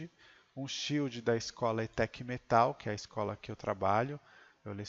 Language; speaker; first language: Portuguese; native; Portuguese